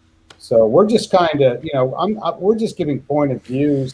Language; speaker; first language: English; native; English